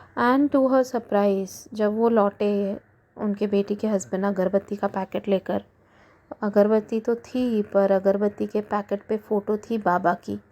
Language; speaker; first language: Hindi; native; Hindi